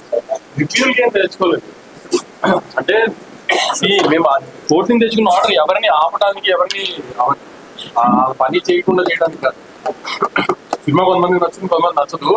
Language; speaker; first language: Telugu; native; Telugu